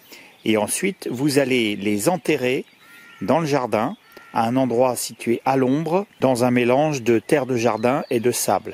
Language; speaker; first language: French; native; French